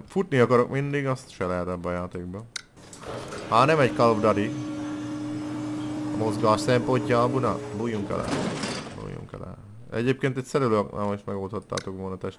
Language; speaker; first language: Hungarian; native; Hungarian